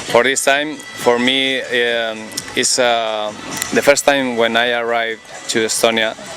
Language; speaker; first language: English; non-native, learner; Spanish